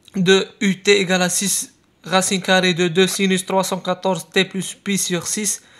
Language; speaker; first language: French; non-native, local second language; Arabic